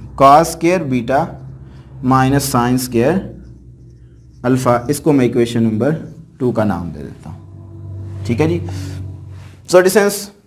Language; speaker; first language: Urdu; native; Urdu